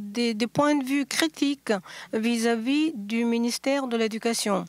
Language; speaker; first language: French; non-native, learner; Japanese